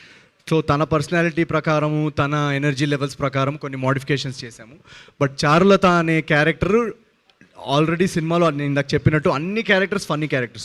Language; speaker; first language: Telugu; native; Telugu